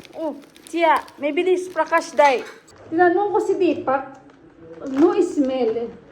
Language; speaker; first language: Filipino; native; Filipino